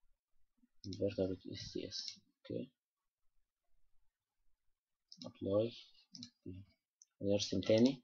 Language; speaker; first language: Arabic; native; Arabic